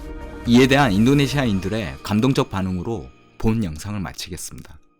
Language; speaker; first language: Korean; native; Korean